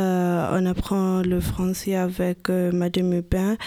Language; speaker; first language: French; non-native, learner; English